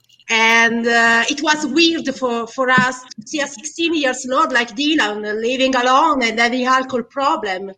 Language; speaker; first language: English; non-native, fluent; Italian